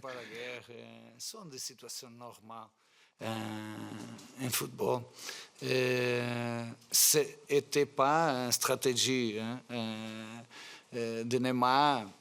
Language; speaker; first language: French; non-native, fluent; Portuguese